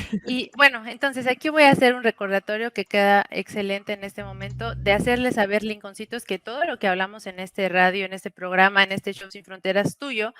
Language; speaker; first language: Spanish; native; Spanish